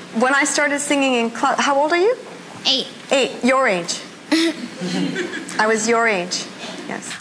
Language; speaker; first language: English; native; English